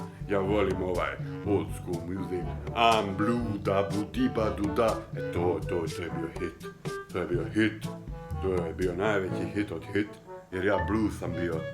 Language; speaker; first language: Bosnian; non-native, local second language; Hungarian